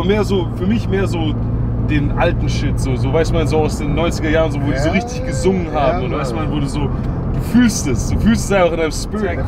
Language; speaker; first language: German; native; German